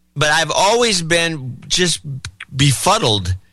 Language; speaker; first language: English; native; English